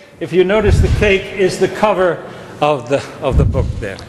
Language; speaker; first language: English; native; English